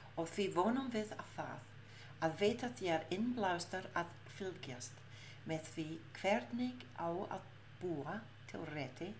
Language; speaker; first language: Icelandic; non-native, learner; English